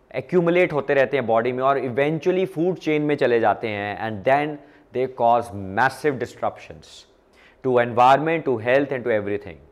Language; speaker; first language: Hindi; non-native, local second language; Punjabi